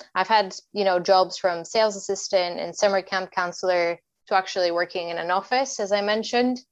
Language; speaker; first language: English; non-native, fluent; Bulgarian